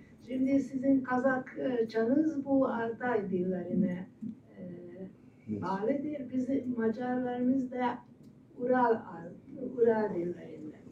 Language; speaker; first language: Turkish; non-native, fluent; Hungarian